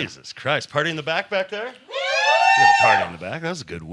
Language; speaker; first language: English; native; English